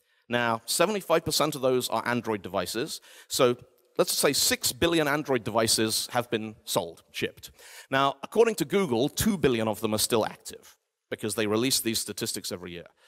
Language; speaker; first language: English; native; English